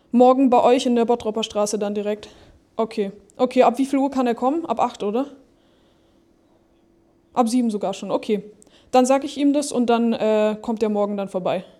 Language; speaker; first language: German; native; German